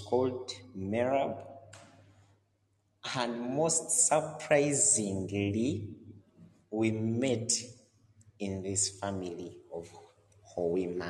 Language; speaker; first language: English; non-native, local second language; Ganda